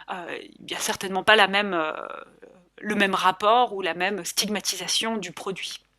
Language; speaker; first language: French; native; French